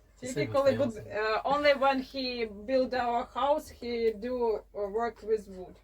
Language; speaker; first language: English; non-native, learner; Ukrainian